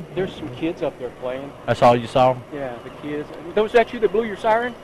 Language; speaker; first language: English; native; English